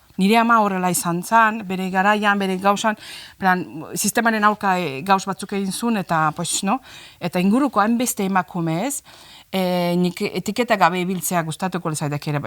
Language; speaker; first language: Basque; non-native, fluent; Azerbaijani